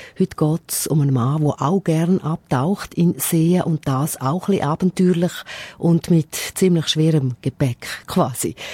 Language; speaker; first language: German; native; German